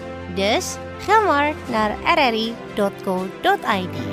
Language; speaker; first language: Dutch; non-native, fluent; Indonesian